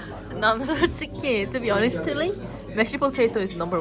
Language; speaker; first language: English; non-native, learner; Korean